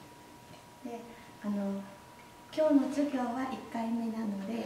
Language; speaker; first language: Japanese; non-native, fluent; Chinese